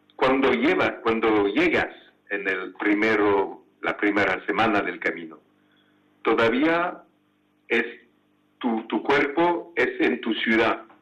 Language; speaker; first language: Spanish; non-native, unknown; French